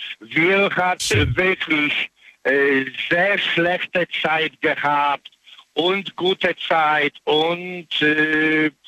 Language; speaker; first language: German; non-native, learner; Polish